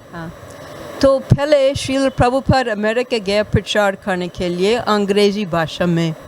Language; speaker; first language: Hindi; non-native, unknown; English